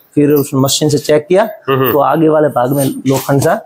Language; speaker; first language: Hindi; non-native, local second language; Gujarati